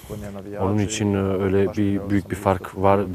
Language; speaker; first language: Turkish; native; Turkish